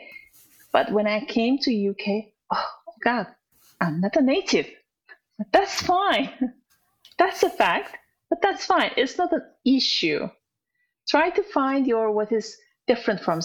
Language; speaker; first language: English; non-native, fluent; Turkish